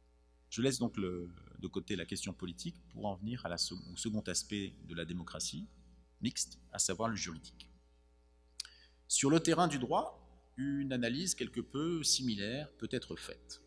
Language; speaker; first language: French; native; French